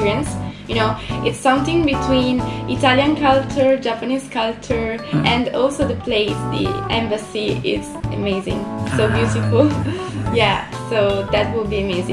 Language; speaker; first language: English; non-native, fluent; Italian